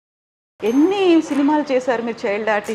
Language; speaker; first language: Telugu; native; Telugu